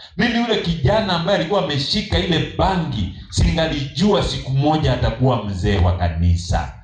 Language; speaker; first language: Swahili; non-native, local second language; Kamba